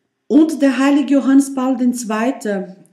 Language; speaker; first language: German; non-native, learner; Portuguese